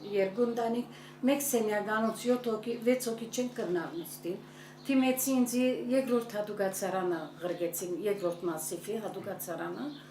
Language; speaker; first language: Armenian; early bilingual, heritage; Armenian